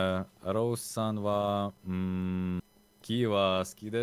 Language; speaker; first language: Japanese; non-native, learner; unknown